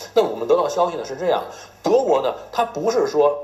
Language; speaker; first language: Chinese; native; Chinese